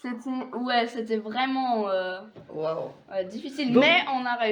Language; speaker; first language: French; non-native, fluent; Polish